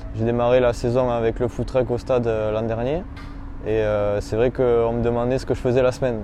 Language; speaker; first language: French; native; French